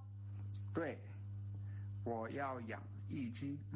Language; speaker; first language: Chinese; non-native, learner; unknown